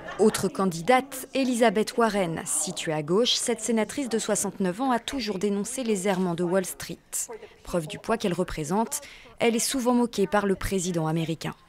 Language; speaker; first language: French; native; French